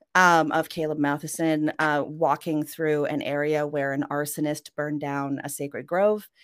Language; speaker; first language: English; non-native, fluent; Norwegian